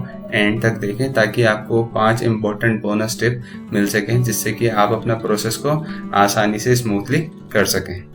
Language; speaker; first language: Hindi; native; Hindi